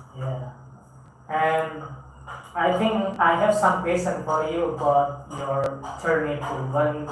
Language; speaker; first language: English; non-native, fluent; Indonesian